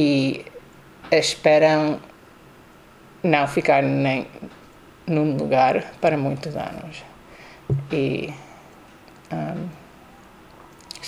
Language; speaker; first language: Portuguese; non-native, learner; English